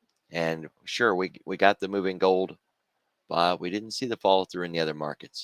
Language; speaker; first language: English; native; English